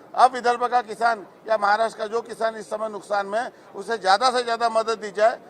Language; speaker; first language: Hindi; non-native, local second language; Marathi